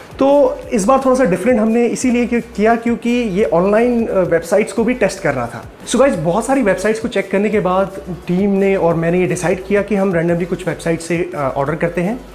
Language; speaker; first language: Hindi; native; Hindi